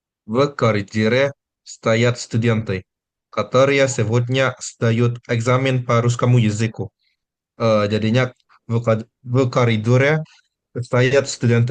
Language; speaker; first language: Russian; non-native, learner; Indonesian